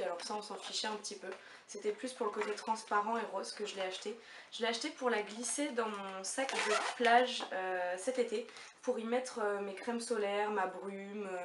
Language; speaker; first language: French; native; French